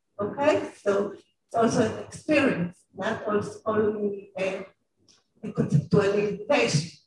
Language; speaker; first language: English; non-native, fluent; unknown